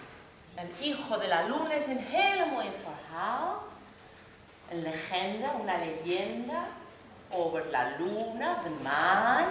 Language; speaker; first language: Dutch; non-native, fluent; Spanish